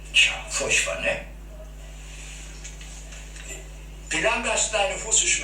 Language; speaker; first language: German; non-native, learner; Korean